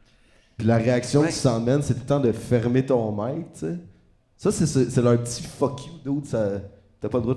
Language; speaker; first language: French; native; French